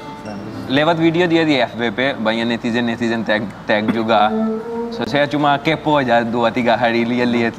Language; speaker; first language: Indonesian; non-native, fluent; Hindi